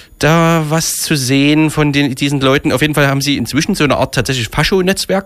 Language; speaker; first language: German; native; German